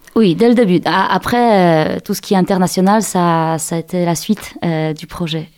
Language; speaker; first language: French; non-native, fluent; Polish